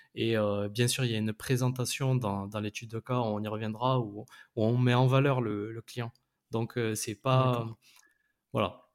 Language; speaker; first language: French; native; French